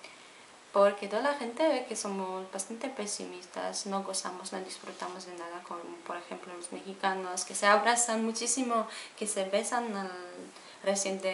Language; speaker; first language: Spanish; non-native, fluent; Polish